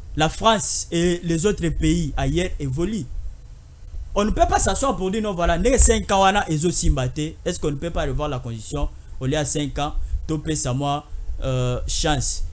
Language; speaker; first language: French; non-native, local second language; Lingala